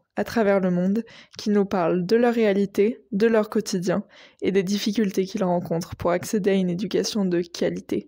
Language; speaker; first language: French; native; French